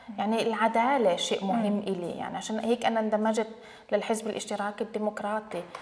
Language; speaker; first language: Arabic; early bilingual, heritage; Arabic